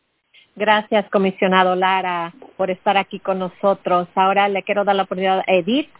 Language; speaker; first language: Spanish; early bilingual, heritage; Spanish